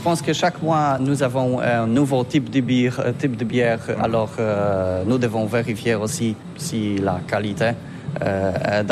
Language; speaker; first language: French; non-native, learner; Polish